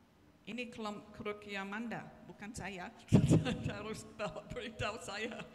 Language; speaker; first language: Indonesian; non-native, learner; English